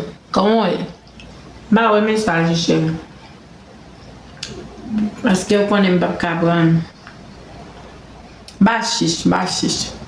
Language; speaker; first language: French; non-native, learner; Haitian Creole